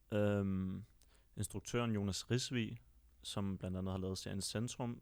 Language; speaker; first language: Danish; native; Danish